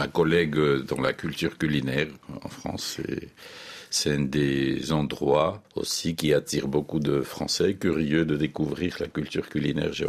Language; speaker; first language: French; non-native, fluent; Georgian